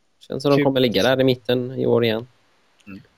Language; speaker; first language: Swedish; native; Swedish